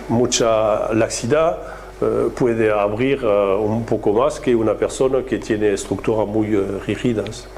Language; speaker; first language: Spanish; non-native, fluent; French